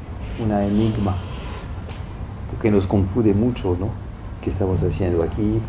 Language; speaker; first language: Spanish; non-native, fluent; French